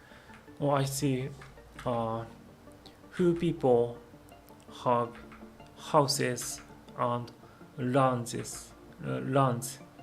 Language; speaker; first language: English; non-native, learner; Japanese